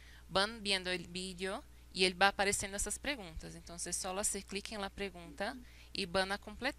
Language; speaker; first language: Spanish; non-native, fluent; Portuguese